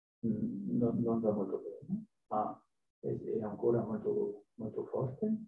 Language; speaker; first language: Italian; non-native, learner; French